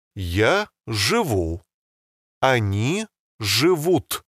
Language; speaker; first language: Russian; non-native, learner; English